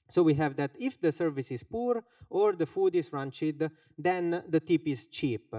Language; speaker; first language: English; non-native, fluent; Finnish